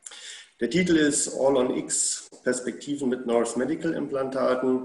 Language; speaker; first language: German; native; German